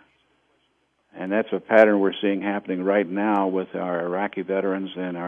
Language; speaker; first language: English; native; English